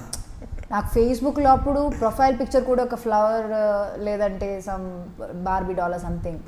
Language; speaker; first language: Telugu; non-native, fluent; Malayalam